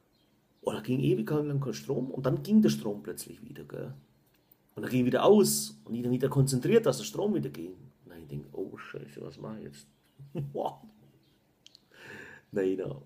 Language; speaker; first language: German; native; German